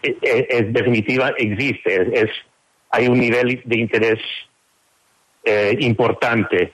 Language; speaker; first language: Spanish; non-native, fluent; English